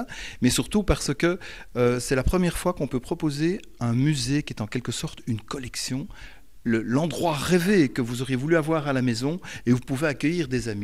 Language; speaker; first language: French; native; French